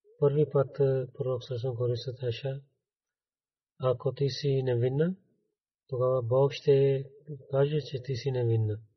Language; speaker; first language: Bulgarian; non-native, learner; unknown